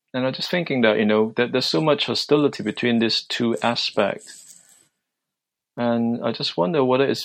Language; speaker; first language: English; non-native, local second language; Cantonese